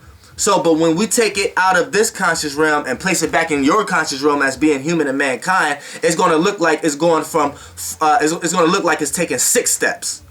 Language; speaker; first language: English; native; English